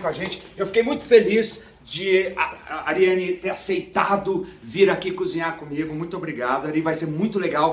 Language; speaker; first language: Portuguese; native; Portuguese